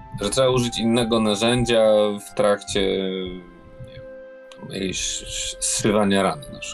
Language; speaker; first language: Polish; native; Polish